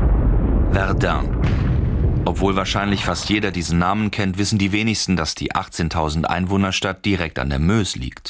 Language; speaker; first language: German; native; German